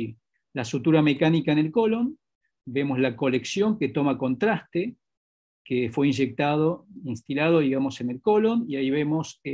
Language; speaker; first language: Spanish; native; Spanish